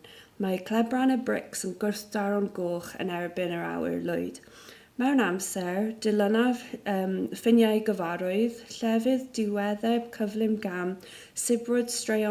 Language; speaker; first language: Welsh; non-native, local second language; English